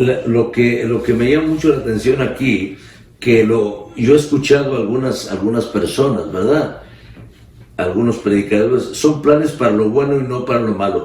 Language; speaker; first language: Spanish; native; Spanish